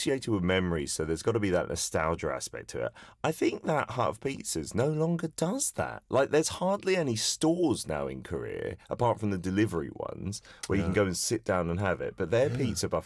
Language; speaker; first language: English; native; English